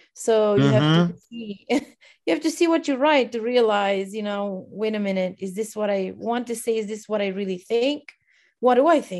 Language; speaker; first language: English; non-native, fluent; Romanian